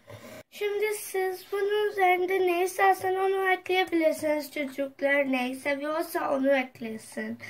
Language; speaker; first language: Turkish; non-native, learner; Urdu